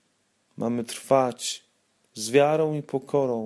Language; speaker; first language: Polish; native; Polish